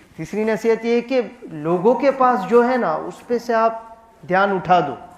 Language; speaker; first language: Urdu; non-native, fluent; Gujarati